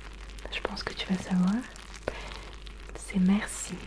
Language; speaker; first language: French; early bilingual, other home language; Turkish